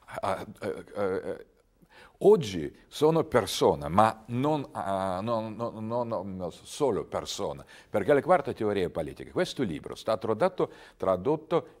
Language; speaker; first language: Italian; non-native, learner; Russian